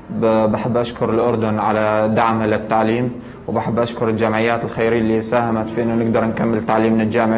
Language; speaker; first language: Arabic; native; Arabic